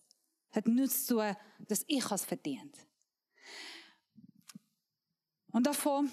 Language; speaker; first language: German; non-native, learner; Persian